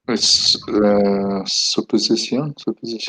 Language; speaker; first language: Spanish; non-native, learner; English